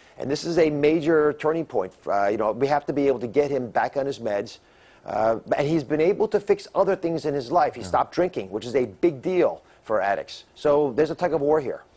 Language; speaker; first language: English; native; English